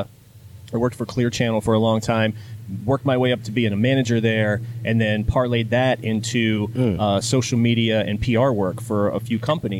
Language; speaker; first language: English; native; English